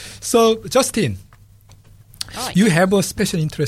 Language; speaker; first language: English; non-native, fluent; Korean